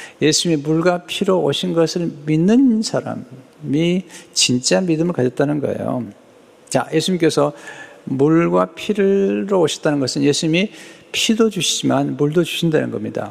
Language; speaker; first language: Korean; native; Korean